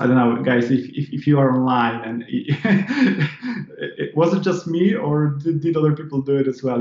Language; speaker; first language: English; non-native, fluent; Polish